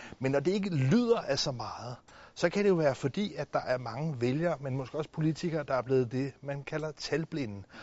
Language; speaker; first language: Danish; native; Danish